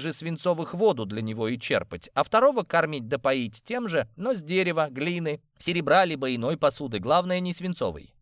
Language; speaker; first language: Russian; native; Russian